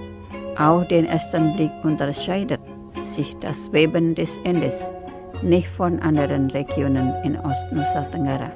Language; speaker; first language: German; non-native, fluent; Indonesian